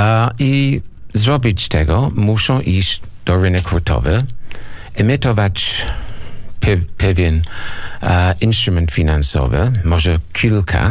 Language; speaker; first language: Polish; non-native, learner; English